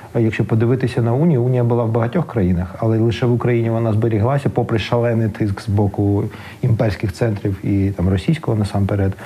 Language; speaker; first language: Ukrainian; non-native, local second language; Russian